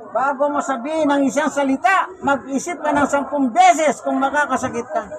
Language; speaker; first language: Filipino; non-native, local second language; Pampanga